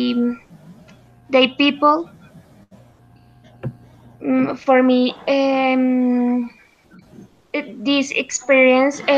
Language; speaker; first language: English; non-native, learner; Spanish